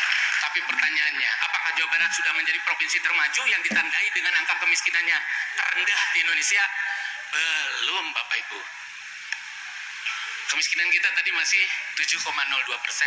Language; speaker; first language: Indonesian; non-native, local second language; Sundanese